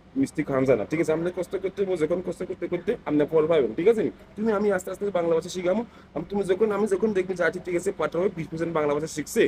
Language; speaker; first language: Bangla; non-native, fluent; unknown